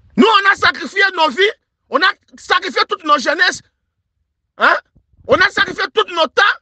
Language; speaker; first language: French; non-native, local second language; Luba-Lulua